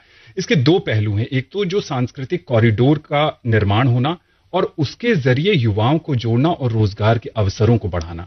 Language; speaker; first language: Hindi; native; Hindi